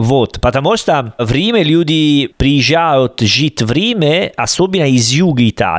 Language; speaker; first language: Russian; non-native, learner; Italian